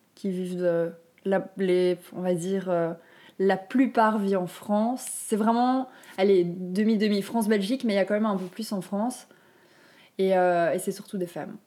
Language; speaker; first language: French; native; French